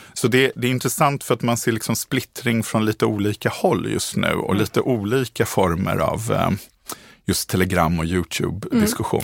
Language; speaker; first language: Swedish; native; Swedish